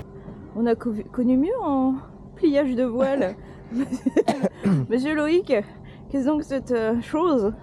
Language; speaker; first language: French; native; French